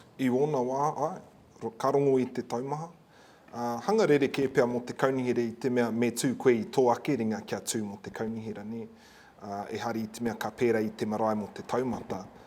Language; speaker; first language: Māori; native; Māori